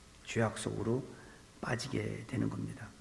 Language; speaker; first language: Korean; native; Korean